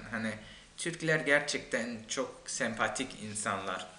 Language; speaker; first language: Turkish; non-native, fluent; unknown